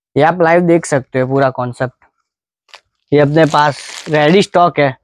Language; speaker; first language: Hindi; non-native, local second language; Gujarati